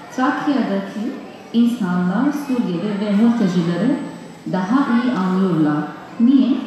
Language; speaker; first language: Turkish; non-native, learner; Arabic